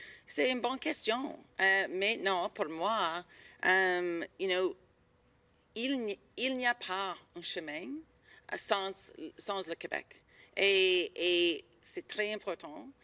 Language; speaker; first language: French; non-native, learner; English